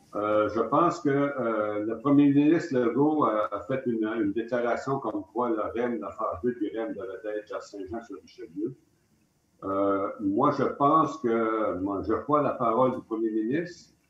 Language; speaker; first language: French; native; French